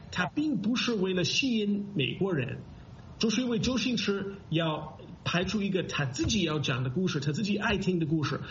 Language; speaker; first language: Chinese; non-native, fluent; English